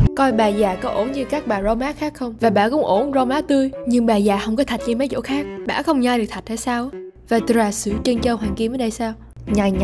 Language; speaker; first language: Vietnamese; early bilingual, heritage; Vietnamese